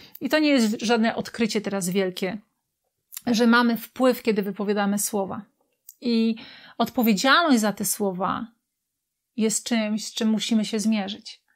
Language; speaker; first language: Polish; native; Polish